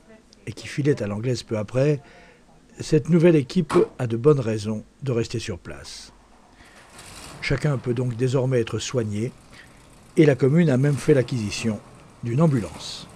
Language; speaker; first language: French; native; French